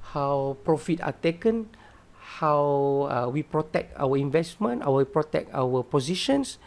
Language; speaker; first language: English; non-native, local second language; Malay